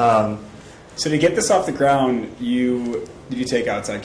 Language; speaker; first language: English; native; English